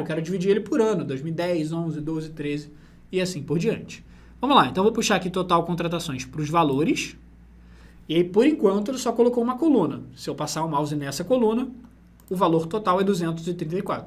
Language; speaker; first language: Portuguese; native; Portuguese